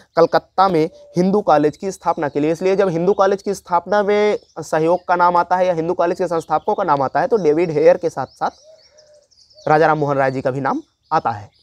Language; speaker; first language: Hindi; native; Hindi